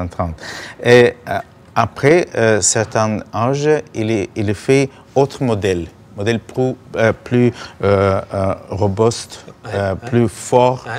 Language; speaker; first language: French; non-native, learner; Russian